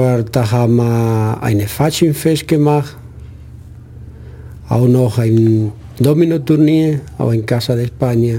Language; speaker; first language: German; non-native, fluent; Spanish